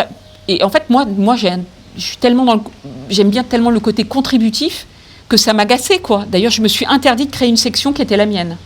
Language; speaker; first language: French; native; French